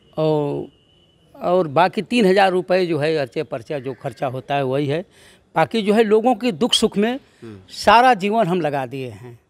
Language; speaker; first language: Hindi; native; Hindi